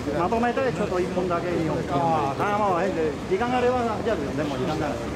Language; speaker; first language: Japanese; non-native, learner; Spanish